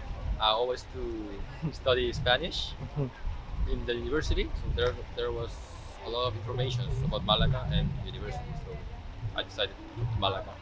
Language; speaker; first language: English; non-native, learner; Korean